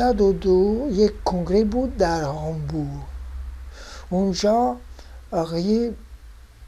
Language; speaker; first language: Persian; non-native, fluent; French